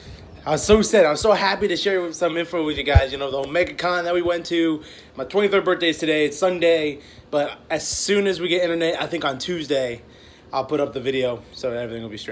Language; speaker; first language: English; native; English